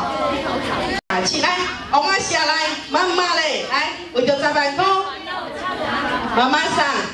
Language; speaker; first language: Chinese; native; Chinese